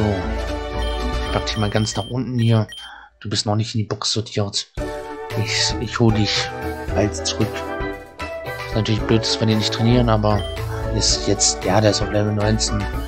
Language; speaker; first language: German; native; German